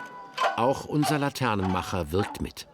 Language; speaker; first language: German; native; German